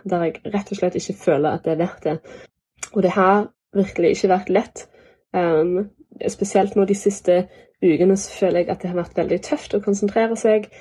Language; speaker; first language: Norwegian; non-native, fluent; German